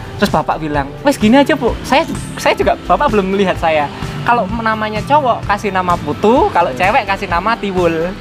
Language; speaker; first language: Indonesian; non-native, local second language; Javanese